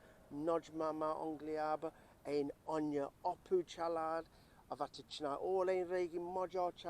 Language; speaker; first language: Hungarian; early bilingual, heritage; English